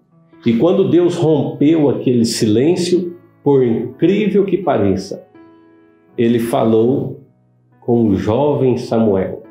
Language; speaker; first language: Portuguese; native; Portuguese